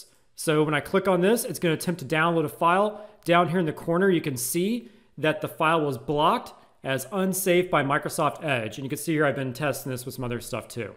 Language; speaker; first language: English; native; English